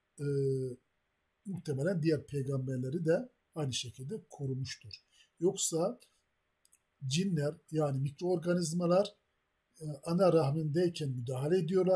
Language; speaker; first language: Turkish; native; Turkish